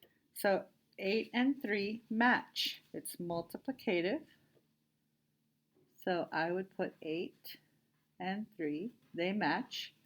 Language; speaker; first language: English; native; English